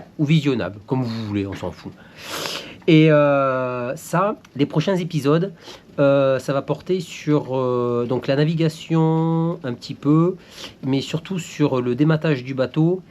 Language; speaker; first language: French; native; French